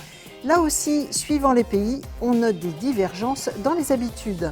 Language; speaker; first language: French; native; French